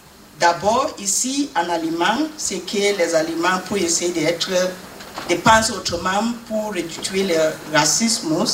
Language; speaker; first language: French; non-native, learner; English